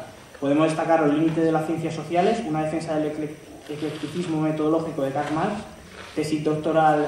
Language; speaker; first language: Spanish; native; Spanish